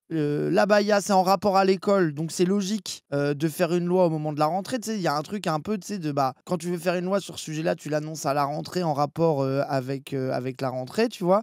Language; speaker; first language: French; native; French